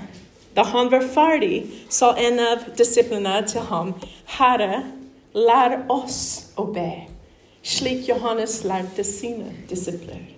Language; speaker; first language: Norwegian; non-native, fluent; English